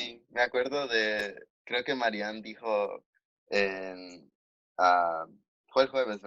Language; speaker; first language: Spanish; early bilingual, heritage; Spanish